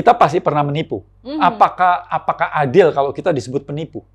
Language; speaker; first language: Indonesian; native; Indonesian